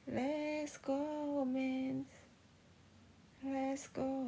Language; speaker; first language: English; non-native, learner; Portuguese